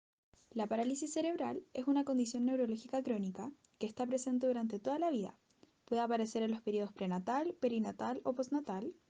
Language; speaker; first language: Spanish; native; Spanish